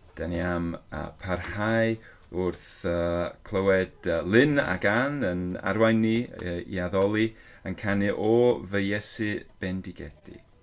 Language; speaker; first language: Welsh; non-native, local second language; English